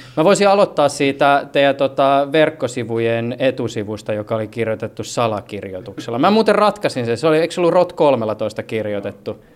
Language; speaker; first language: Finnish; native; Finnish